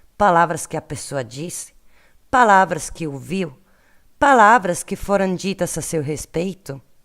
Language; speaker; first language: Portuguese; non-native, learner; Italian